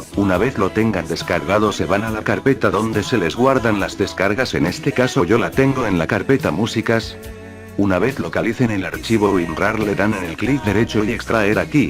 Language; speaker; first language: Spanish; native; Spanish